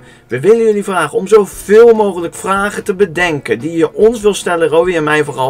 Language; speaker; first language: Dutch; native; Dutch